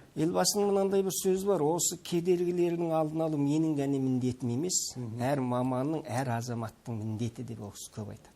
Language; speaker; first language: Kazakh; early bilingual, heritage; Kazakh